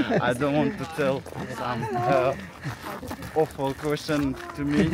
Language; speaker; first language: English; non-native, learner; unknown